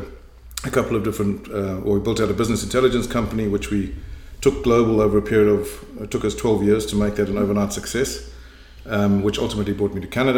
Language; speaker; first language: English; native; English